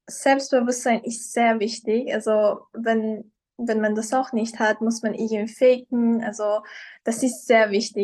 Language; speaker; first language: German; non-native, fluent; Persian